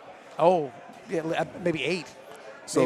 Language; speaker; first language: English; native; English